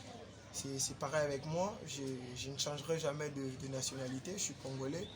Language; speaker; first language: French; non-native, local second language; Lingala